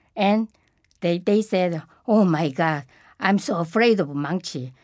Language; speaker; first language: English; non-native, fluent; Korean